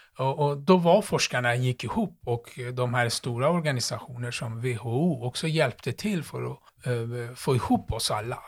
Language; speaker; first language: Swedish; non-native, fluent; Persian